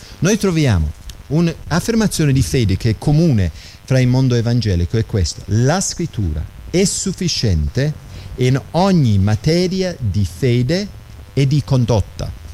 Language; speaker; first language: Italian; non-native, fluent; English